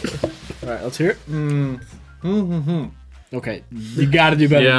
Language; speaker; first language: English; native; English